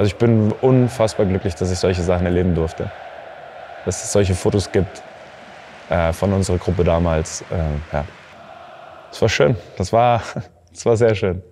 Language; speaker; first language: German; native; German